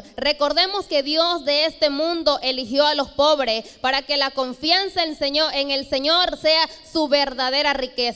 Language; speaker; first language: Spanish; native; Spanish